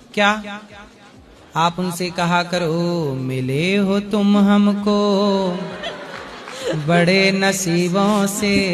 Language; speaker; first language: Hindi; native; Hindi